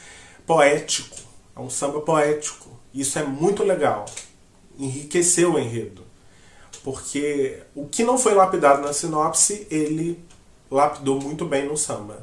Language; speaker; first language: Portuguese; native; Portuguese